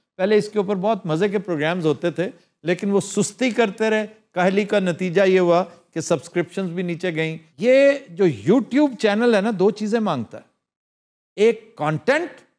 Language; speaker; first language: Urdu; non-native, local second language; Punjabi